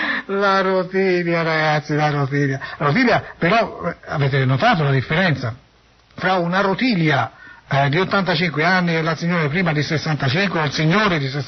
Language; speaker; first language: Italian; native; Italian